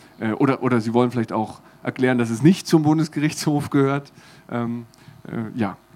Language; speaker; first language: German; native; German